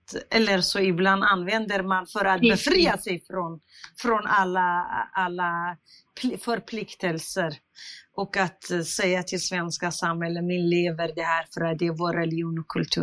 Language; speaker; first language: Swedish; non-native, fluent; Central Kurdish